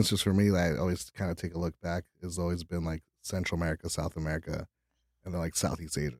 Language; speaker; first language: English; early bilingual, other home language; Spanish